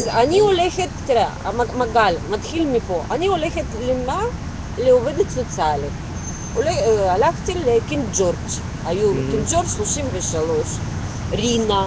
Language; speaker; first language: Hebrew; non-native, local second language; Russian